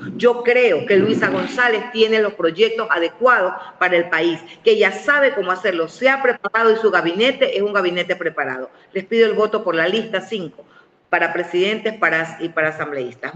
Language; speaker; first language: Spanish; native; Spanish